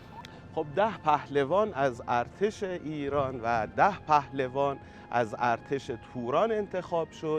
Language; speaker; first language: Persian; native; Persian